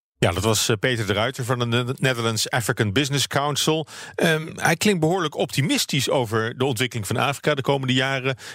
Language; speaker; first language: Dutch; native; Dutch